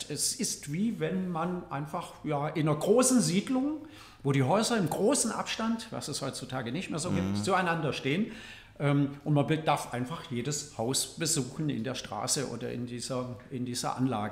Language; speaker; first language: German; native; German